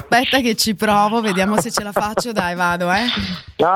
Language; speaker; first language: Italian; native; Italian